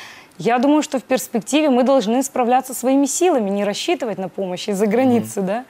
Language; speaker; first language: Russian; native; Russian